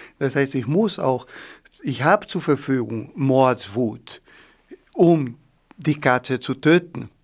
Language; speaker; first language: German; non-native, fluent; Portuguese